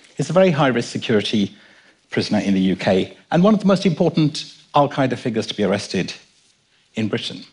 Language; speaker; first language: English; native; English